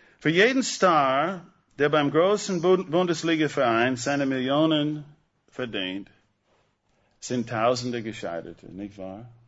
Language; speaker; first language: German; non-native, fluent; English